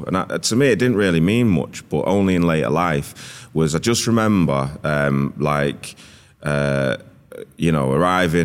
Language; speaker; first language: English; native; English